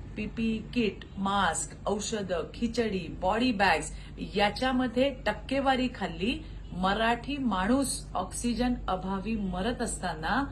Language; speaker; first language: Marathi; native; Marathi